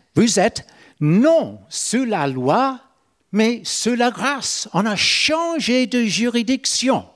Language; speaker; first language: French; non-native, fluent; English